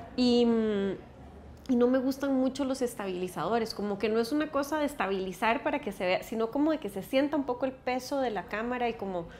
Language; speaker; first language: Spanish; native; Spanish